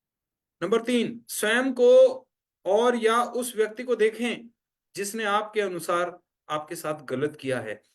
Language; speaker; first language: Hindi; native; Hindi